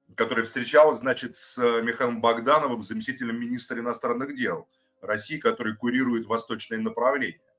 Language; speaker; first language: Russian; native; Russian